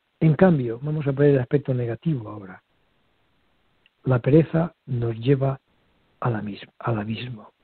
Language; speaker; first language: Spanish; native; Spanish